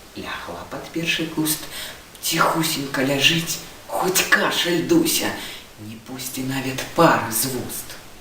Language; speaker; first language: Belarusian; non-native, local second language; Russian